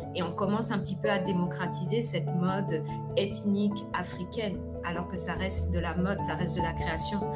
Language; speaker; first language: French; native; French